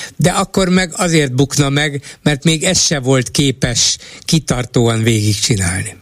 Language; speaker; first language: Hungarian; native; Hungarian